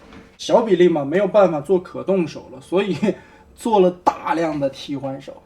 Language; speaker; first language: Chinese; native; Chinese